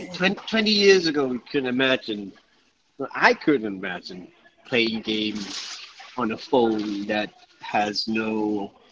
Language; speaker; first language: English; non-native, local second language; Malay